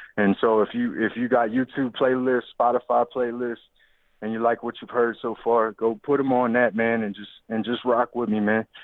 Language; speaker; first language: English; native; English